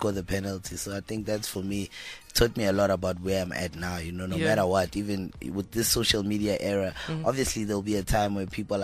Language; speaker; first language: English; non-native, local second language; Tswana